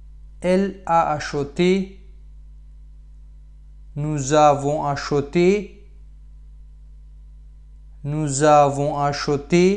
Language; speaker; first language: French; non-native, fluent; Pashto